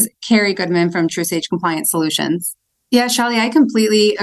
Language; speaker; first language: English; native; English